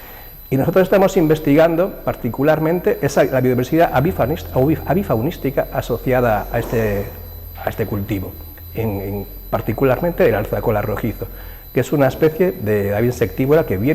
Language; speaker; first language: Spanish; native; Spanish